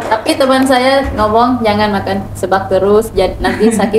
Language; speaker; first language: Indonesian; non-native, learner; Thai